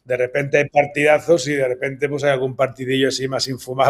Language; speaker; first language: Spanish; native; Spanish